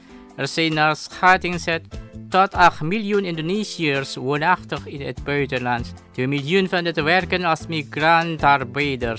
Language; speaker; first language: Dutch; non-native, learner; Indonesian